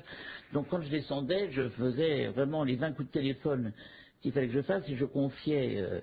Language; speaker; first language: French; native; French